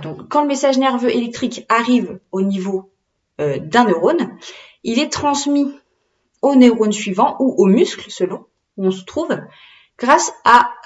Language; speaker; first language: French; native; French